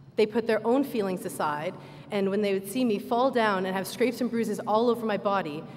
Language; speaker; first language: English; native; English